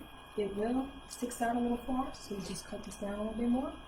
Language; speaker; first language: English; native; English